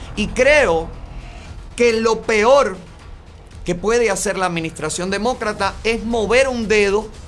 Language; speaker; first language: Spanish; native; Spanish